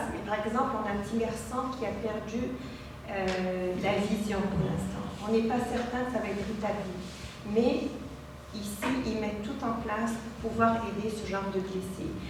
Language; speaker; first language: French; non-native, local second language; Arabic